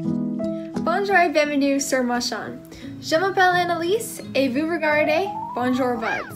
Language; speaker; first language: French; non-native, learner; English